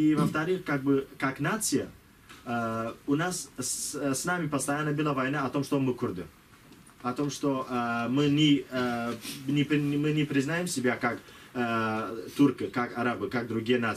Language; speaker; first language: Russian; non-native, learner; Kurdish